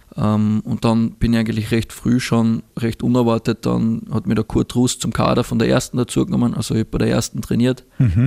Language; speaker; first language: German; native; German